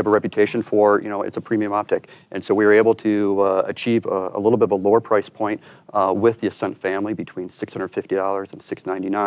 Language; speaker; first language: English; native; English